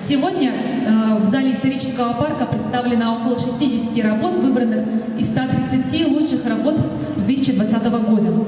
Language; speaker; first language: Russian; native; Russian